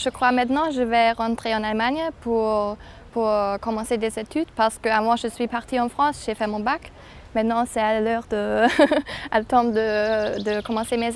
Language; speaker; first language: French; non-native, fluent; German